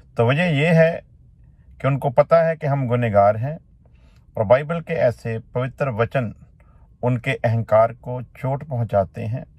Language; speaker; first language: Hindi; non-native, local second language; Punjabi